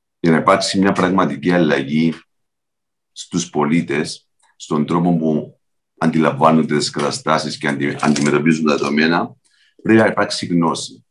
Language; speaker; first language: Greek; native; Greek